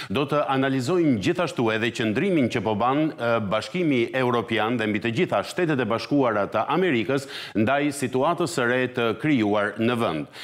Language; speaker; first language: Albanian; native; Albanian